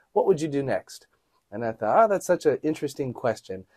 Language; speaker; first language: English; native; English